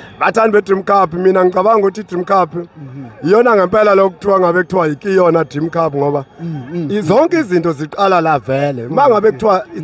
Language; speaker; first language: Zulu; native; Zulu